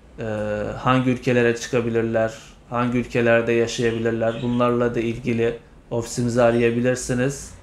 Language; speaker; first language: Turkish; native; Turkish